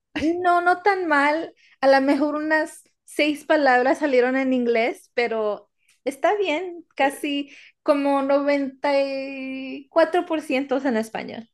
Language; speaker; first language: Spanish; early bilingual, heritage; Spanish